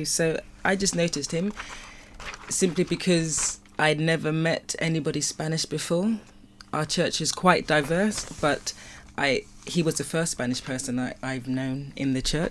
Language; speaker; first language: English; native; English